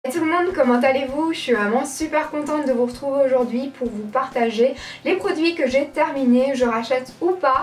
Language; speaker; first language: French; native; French